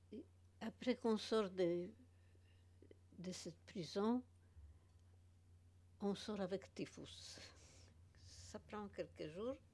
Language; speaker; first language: French; non-native, fluent; Polish